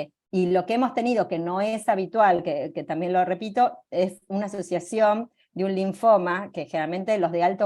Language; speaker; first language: Spanish; native; Spanish